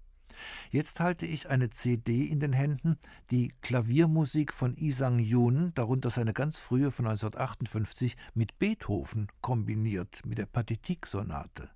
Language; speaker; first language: German; native; German